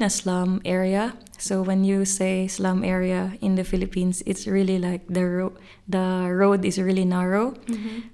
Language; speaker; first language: English; non-native, local second language; Cebuano